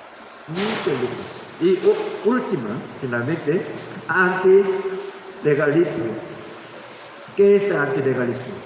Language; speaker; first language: Spanish; non-native, learner; Korean